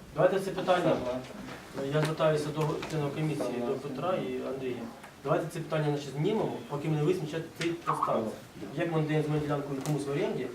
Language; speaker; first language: Ukrainian; native; Ukrainian